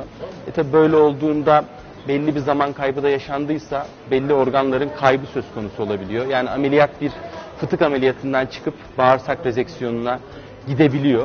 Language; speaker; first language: Turkish; native; Turkish